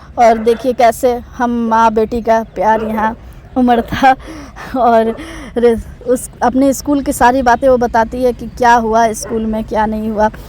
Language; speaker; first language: Hindi; non-native, local second language; Bangla